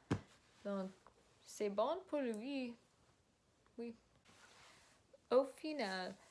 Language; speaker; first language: French; non-native, learner; English